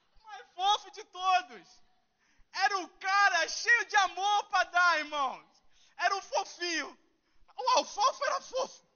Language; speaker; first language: Portuguese; early bilingual, heritage; Portuguese